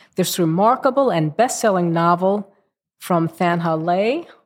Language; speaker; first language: English; native; English